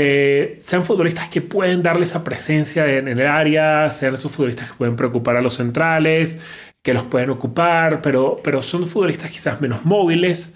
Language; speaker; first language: Spanish; native; Spanish